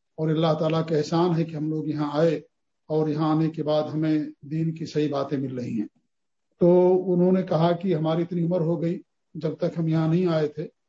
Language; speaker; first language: Urdu; native; Urdu